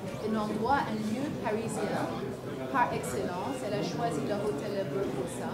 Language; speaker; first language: French; non-native, fluent; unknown